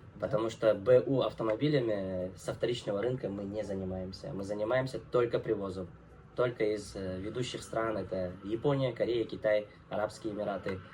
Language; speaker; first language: Russian; non-native, local second language; Uzbek